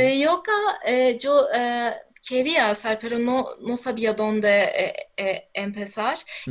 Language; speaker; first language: Spanish; non-native, learner; Turkish